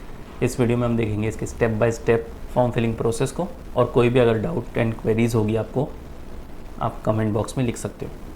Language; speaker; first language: Hindi; native; Hindi